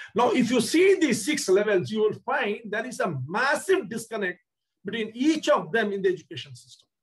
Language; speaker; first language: English; non-native, local second language; Tamil